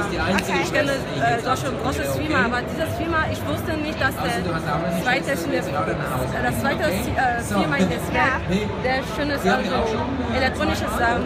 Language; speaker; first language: German; non-native, learner; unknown